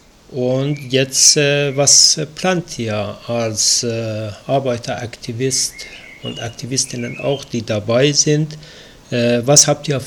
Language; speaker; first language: German; non-native, fluent; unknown